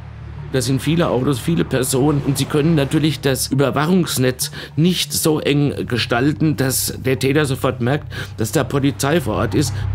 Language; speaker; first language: German; native; German